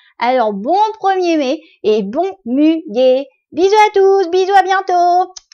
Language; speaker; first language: French; native; French